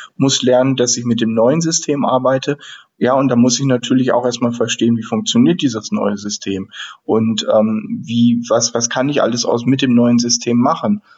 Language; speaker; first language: German; native; German